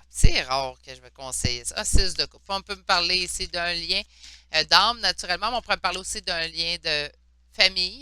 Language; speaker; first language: French; native; French